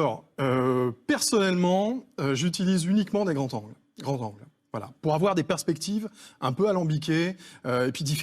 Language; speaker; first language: French; native; French